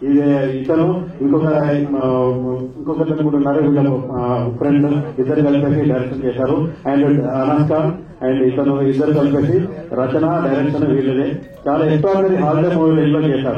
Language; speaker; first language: Telugu; native; Telugu